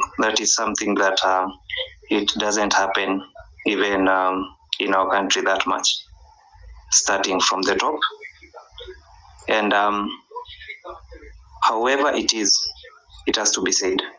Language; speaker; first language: English; non-native, local second language; Swahili